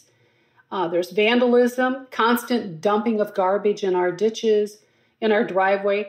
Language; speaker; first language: English; native; English